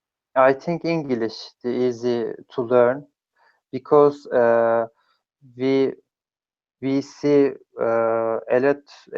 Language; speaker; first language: English; non-native, learner; Turkish